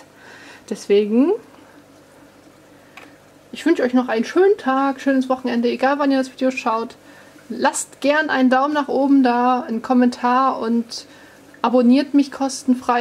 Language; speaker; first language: German; native; German